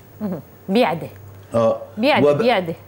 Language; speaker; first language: Arabic; native; Arabic